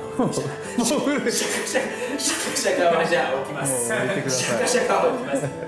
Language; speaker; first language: Japanese; native; Japanese